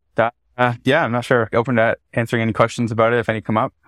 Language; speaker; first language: English; native; English